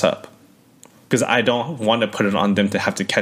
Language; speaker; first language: English; early bilingual, other home language; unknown